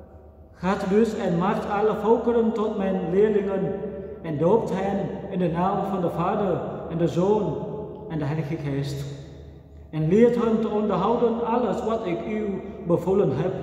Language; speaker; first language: Dutch; non-native, fluent; Vietnamese